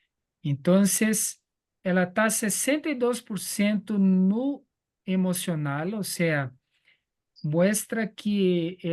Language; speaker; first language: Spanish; non-native, learner; Portuguese